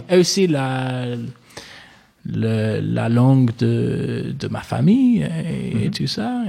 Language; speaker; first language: French; non-native, learner; English